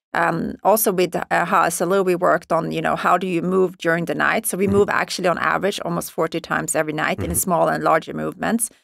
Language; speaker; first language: English; non-native, fluent; Swedish